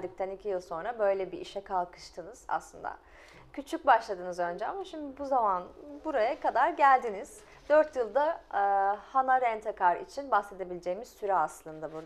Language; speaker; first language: Turkish; native; Turkish